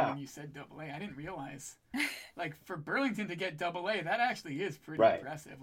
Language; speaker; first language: English; native; English